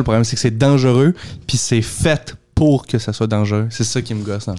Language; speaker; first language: French; native; French